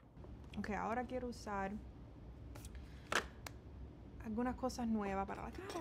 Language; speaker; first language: Spanish; early bilingual, heritage; Spanish